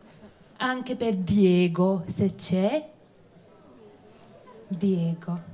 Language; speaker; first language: Italian; non-native, fluent; Hungarian